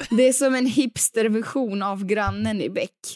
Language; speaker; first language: Swedish; native; Swedish